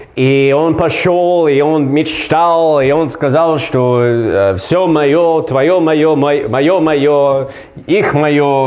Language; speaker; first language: Russian; non-native, learner; English